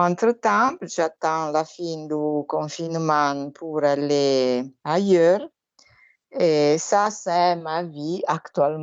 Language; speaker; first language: French; non-native, learner; Italian